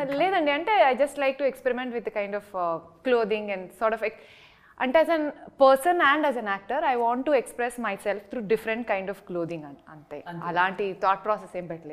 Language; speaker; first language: Telugu; non-native, local second language; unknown